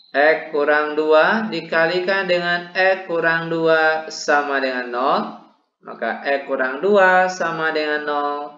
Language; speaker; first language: Indonesian; native; Indonesian